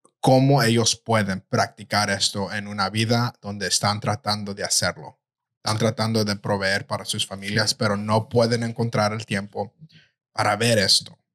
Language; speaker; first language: Spanish; early bilingual, heritage; Spanish